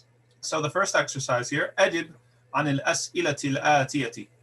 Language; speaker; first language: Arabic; non-native, fluent; English